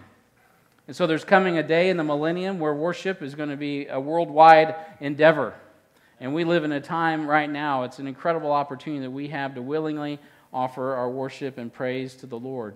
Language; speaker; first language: English; native; English